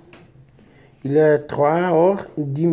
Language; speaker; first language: French; non-native, learner; Portuguese